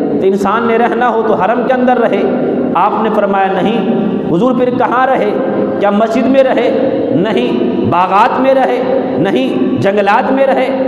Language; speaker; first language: Urdu; non-native, local second language; Punjabi